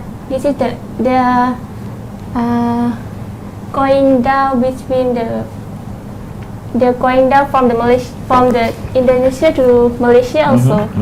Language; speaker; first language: English; non-native, learner; Thai